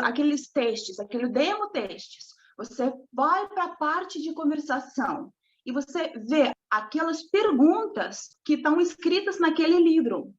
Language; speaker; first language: Portuguese; non-native, fluent; Russian